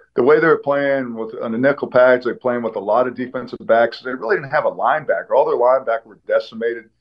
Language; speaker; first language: English; native; English